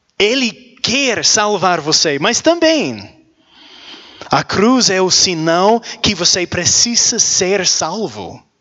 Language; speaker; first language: Portuguese; non-native, learner; English